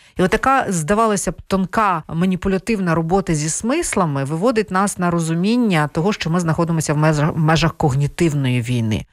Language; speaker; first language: Ukrainian; non-native, local second language; Russian